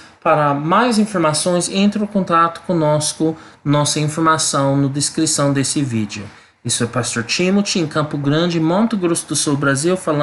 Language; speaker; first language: Portuguese; non-native, learner; English